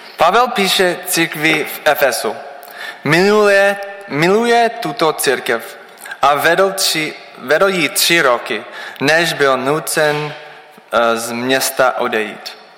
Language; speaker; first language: Czech; non-native, learner; English